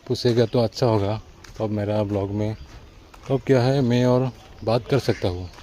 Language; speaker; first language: Hindi; non-native, local second language; Assamese